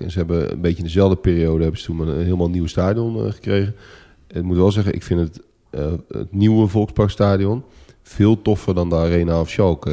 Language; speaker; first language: Dutch; native; Dutch